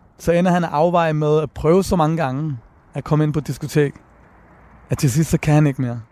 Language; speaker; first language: Danish; early bilingual, other home language; Persian